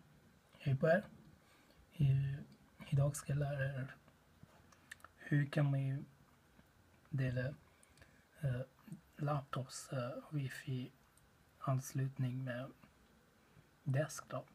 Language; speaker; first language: Swedish; non-native, learner; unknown